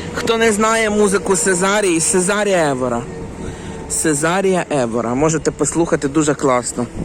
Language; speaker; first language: Ukrainian; native; Ukrainian